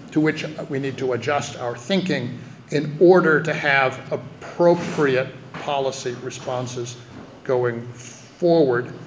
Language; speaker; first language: English; native; English